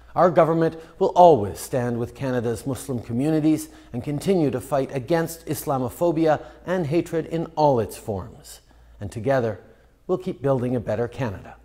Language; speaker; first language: English; native; English